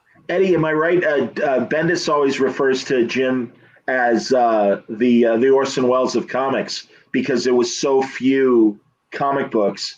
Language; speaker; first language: English; native; English